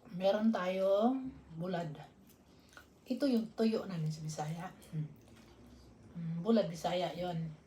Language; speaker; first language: Filipino; non-native, local second language; Cebuano